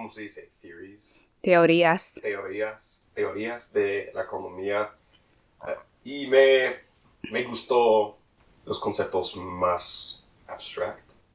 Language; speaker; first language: Spanish; non-native, learner; English